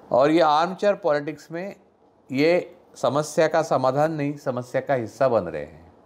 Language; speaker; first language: Hindi; non-native, local second language; Marathi